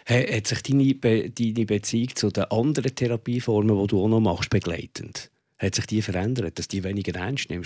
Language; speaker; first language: German; native; German